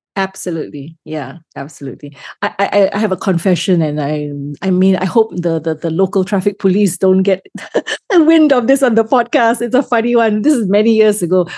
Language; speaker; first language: English; native; English